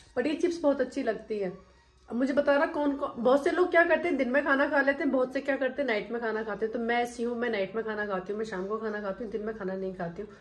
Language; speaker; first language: Hindi; native; Hindi